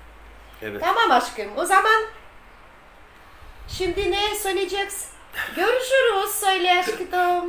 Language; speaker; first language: Turkish; non-native, learner; Russian